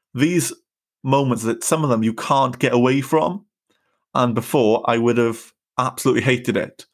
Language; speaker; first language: English; native; English